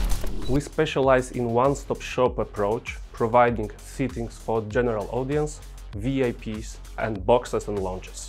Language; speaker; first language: English; non-native, fluent; Polish